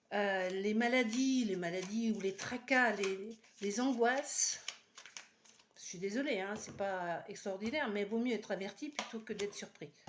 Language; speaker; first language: French; native; French